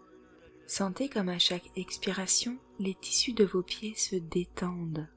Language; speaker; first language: French; native; French